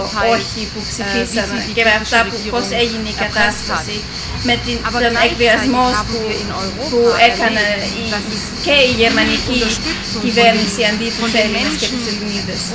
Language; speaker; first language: Greek; early bilingual, heritage; Greek